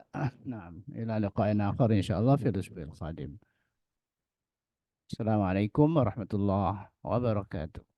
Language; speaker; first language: Arabic; non-native, fluent; Indonesian